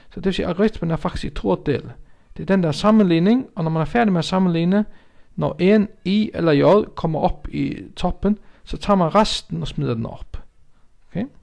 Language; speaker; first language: Danish; non-native, local second language; Faroese